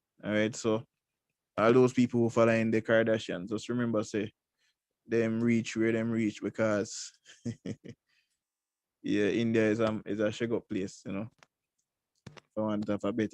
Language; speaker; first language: English; native; English